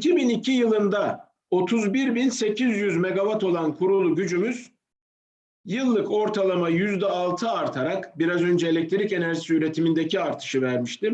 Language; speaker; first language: Turkish; native; Turkish